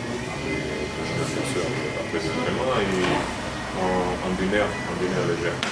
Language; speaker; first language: French; non-native, fluent; Croatian